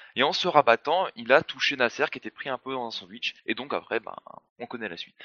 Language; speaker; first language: French; native; French